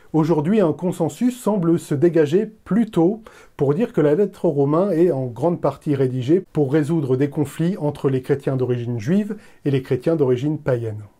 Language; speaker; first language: French; native; French